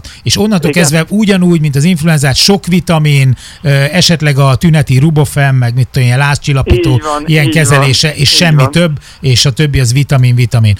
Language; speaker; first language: Hungarian; native; Hungarian